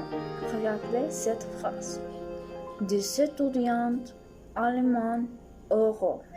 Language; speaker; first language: French; non-native, learner; Spanish